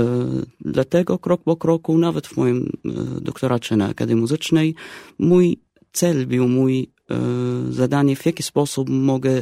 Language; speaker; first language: Polish; non-native, fluent; Arabic